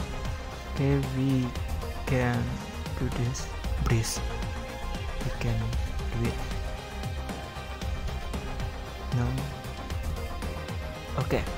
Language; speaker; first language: English; non-native, learner; Indonesian